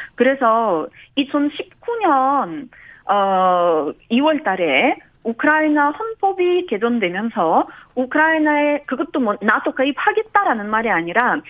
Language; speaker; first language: Korean; non-native, fluent; Ukrainian